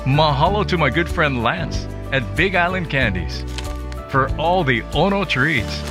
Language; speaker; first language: English; native; English